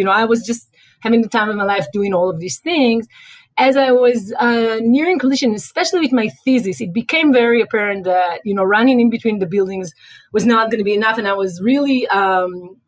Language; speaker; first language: English; non-native, fluent; Hebrew